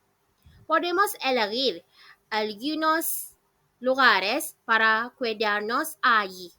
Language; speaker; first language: Spanish; non-native, learner; Malay